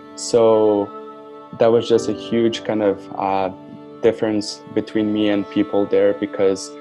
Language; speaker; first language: English; non-native, fluent; Serbian